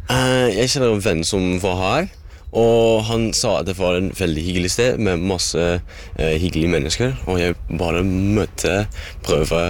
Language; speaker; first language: Norwegian; non-native, fluent; Dutch